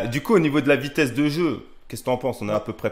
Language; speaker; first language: French; native; French